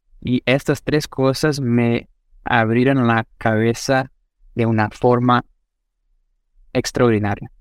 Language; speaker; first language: Spanish; non-native, fluent; Portuguese